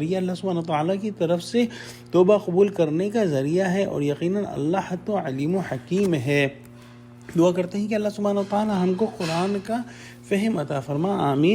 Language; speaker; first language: Urdu; native; Urdu